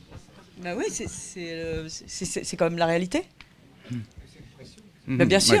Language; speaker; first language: French; native; French